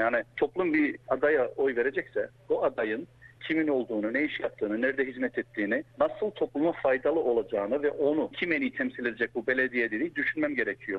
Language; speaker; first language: Turkish; early bilingual, heritage; Turkish